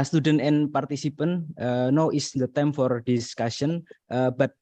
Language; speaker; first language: English; non-native, learner; Indonesian